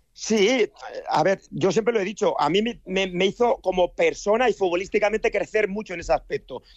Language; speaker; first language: Spanish; native; Spanish